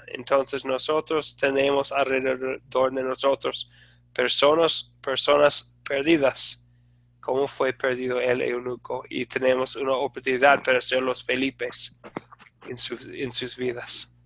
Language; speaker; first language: Spanish; non-native, fluent; English